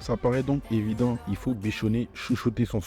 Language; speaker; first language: French; native; French